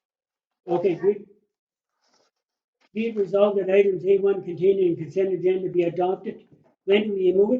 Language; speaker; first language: English; native; English